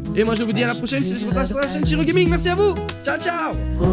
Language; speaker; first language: French; native; French